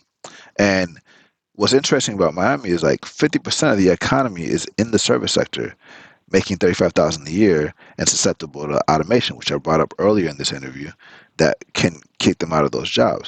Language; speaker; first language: English; early bilingual, other home language; Spanish